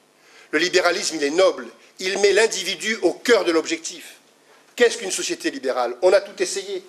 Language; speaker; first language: French; native; French